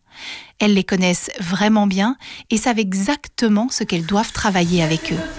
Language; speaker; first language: French; native; French